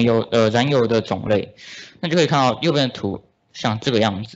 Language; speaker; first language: Chinese; native; Chinese